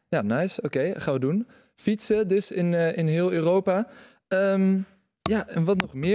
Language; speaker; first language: Dutch; native; Dutch